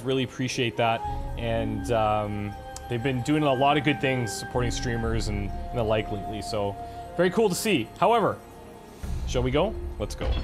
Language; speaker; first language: English; native; English